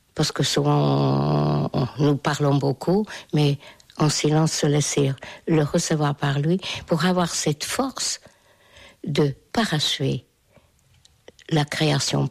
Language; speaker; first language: French; non-native, fluent; Hungarian